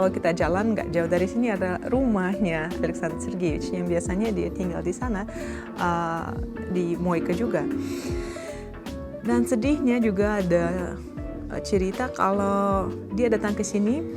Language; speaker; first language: Indonesian; non-native, fluent; Russian